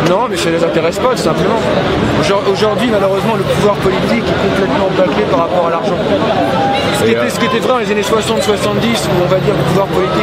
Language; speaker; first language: French; native; French